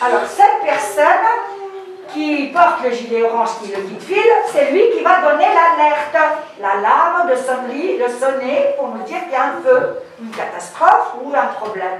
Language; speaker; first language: French; non-native, local second language; Arabic